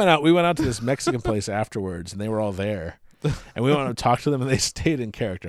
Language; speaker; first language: English; native; English